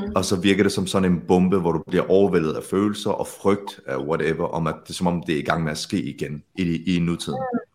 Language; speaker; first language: Danish; early bilingual, other home language; Arabic